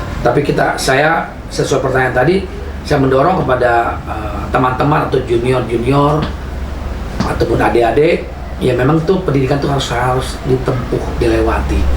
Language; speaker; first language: Indonesian; native; Indonesian